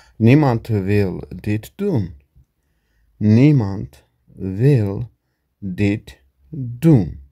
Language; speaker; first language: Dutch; non-native, learner; Turkish